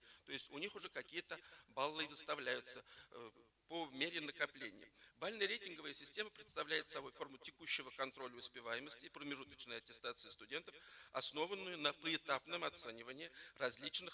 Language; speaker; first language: Russian; native; Russian